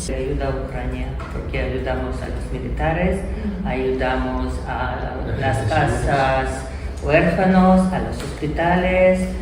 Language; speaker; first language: Spanish; non-native, learner; Ukrainian